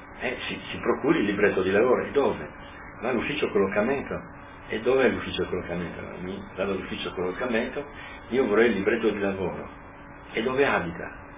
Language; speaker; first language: Italian; non-native, local second language; Friulian